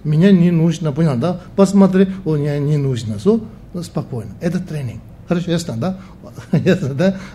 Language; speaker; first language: Russian; non-native, learner; Tibetan